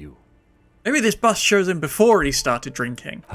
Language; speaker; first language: English; native; English